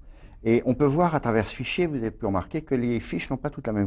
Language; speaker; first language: French; native; French